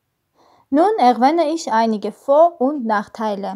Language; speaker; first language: German; non-native, learner; Armenian